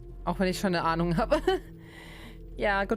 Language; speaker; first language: German; native; German